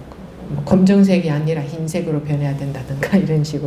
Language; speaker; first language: Korean; native; Korean